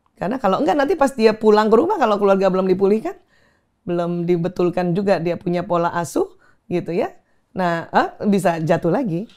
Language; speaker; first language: Indonesian; native; Indonesian